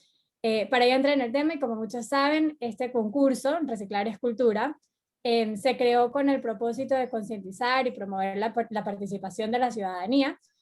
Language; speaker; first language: Spanish; native; Spanish